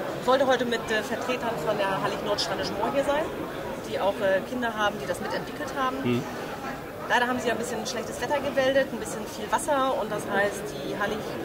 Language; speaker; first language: German; native; German